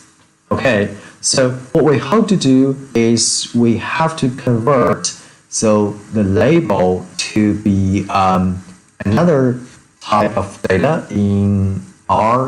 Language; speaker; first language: English; non-native, fluent; Chinese